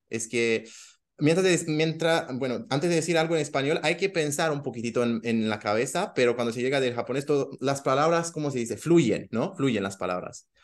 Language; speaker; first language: Spanish; non-native, fluent; Romanian